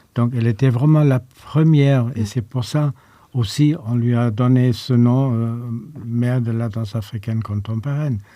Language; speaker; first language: French; non-native, fluent; German